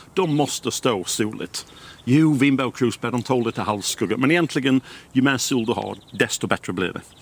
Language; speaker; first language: Swedish; non-native, fluent; English